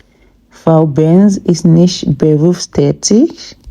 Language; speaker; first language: German; non-native, fluent; English